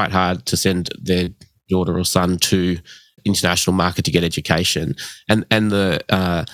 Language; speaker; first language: English; early bilingual, other home language; Hindi